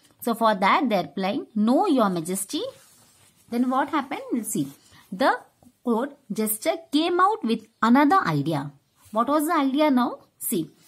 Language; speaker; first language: English; non-native, local second language; Tamil